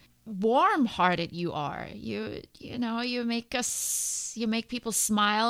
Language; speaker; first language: English; non-native, fluent; German